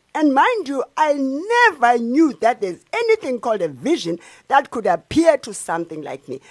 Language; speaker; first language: English; non-native, local second language; Xhosa